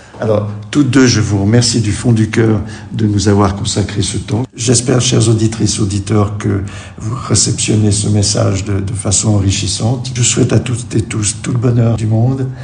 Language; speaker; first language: French; native; French